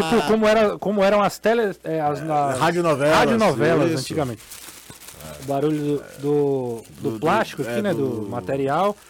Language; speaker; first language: Portuguese; native; Portuguese